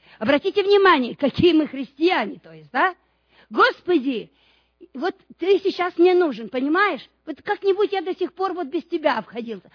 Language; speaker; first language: Russian; non-native, local second language; Romanian